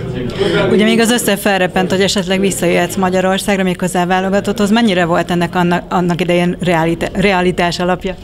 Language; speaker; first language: Hungarian; native; Hungarian